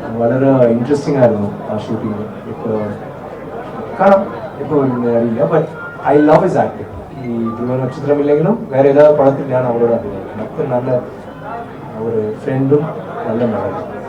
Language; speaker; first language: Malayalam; non-native, learner; Tamil